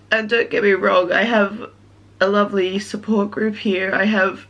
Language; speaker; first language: English; native; English